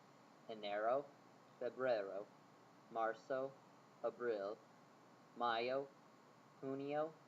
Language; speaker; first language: Spanish; non-native, learner; English